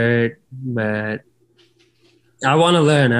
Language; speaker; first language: English; non-native, fluent; Latvian